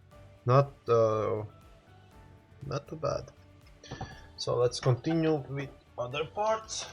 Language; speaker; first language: English; non-native, learner; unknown